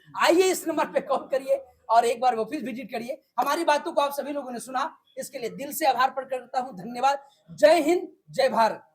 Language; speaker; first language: Hindi; native; Hindi